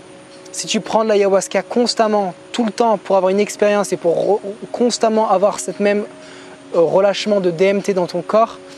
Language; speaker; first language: French; native; French